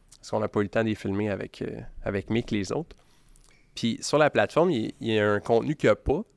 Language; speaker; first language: French; native; French